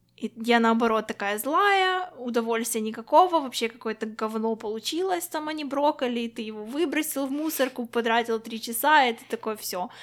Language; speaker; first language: Russian; non-native, local second language; Ukrainian